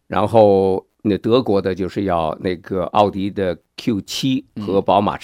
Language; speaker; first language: Chinese; native; Chinese